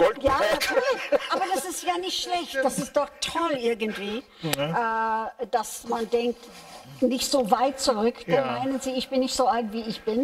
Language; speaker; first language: German; non-native, fluent; English